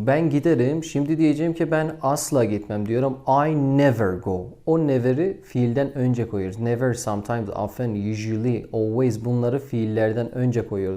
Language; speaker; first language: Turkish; non-native, fluent; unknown